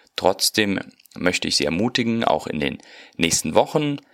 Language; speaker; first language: German; early bilingual, heritage; Spanish